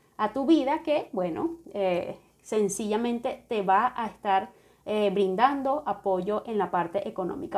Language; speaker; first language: Spanish; native; Spanish